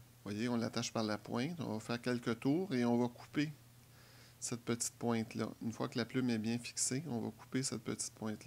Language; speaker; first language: French; native; French